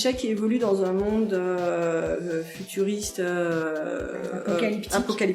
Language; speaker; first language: French; native; French